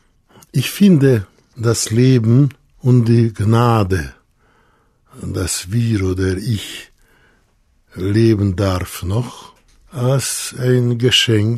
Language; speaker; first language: German; non-native, fluent; Hungarian